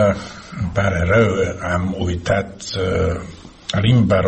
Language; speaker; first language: Romanian; non-native, fluent; Slovak